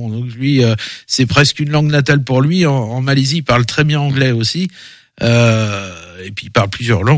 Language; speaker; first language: French; native; French